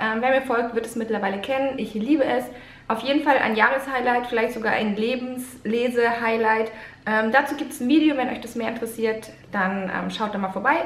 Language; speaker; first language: German; native; German